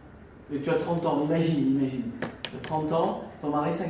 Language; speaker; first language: French; non-native, fluent; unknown